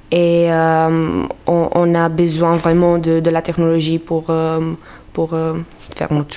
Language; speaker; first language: French; non-native, fluent; Romanian